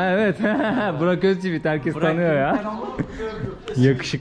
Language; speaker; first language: Turkish; native; Turkish